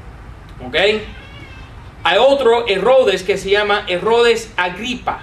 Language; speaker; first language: Spanish; non-native, fluent; English